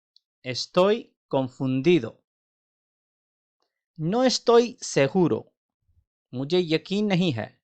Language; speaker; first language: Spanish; non-native, fluent; Urdu